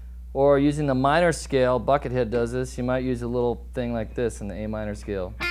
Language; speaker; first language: English; native; English